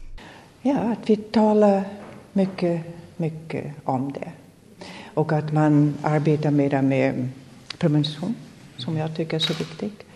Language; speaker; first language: Swedish; non-native, fluent; German